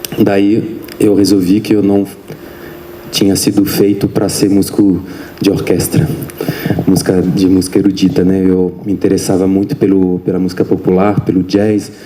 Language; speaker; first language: Portuguese; non-native, fluent; French